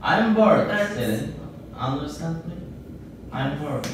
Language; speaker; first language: English; non-native, learner; Turkish